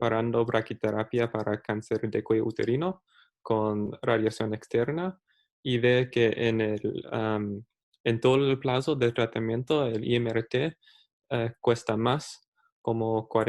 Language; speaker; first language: Spanish; early bilingual, heritage; Spanish